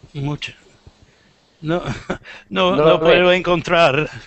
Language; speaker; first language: Spanish; non-native, learner; English